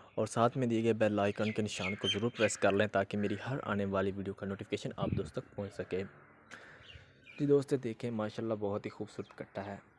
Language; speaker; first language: Urdu; non-native, local second language; Punjabi